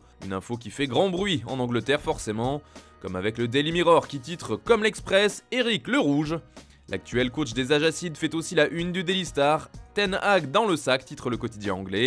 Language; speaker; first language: French; native; French